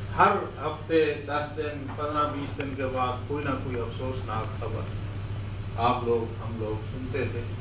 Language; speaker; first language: Urdu; non-native, local second language; Saraiki